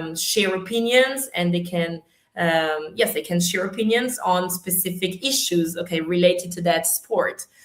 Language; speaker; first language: English; non-native, fluent; Italian